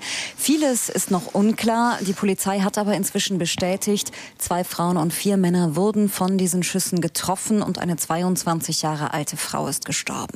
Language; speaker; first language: German; native; German